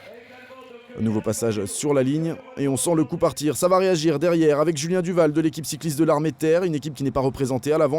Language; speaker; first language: French; native; French